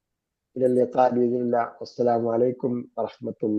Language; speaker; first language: Malayalam; native; Malayalam